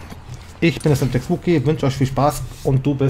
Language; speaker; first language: German; native; German